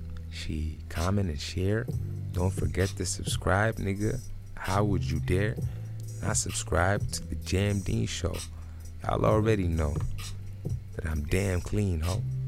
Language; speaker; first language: English; early bilingual, other home language; Arabic